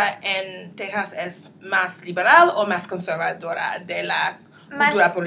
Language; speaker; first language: Spanish; non-native, learner; English